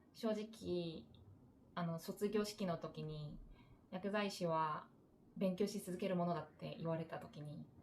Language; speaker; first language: Japanese; non-native, fluent; Korean